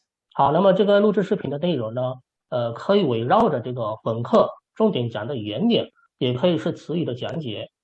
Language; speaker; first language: Chinese; native; Chinese